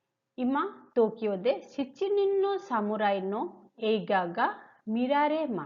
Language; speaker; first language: Japanese; non-native, fluent; Hindi